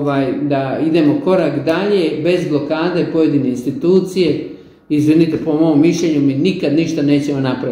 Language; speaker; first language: Serbian; native; Serbian